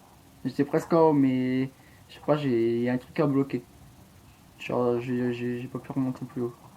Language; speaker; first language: French; native; French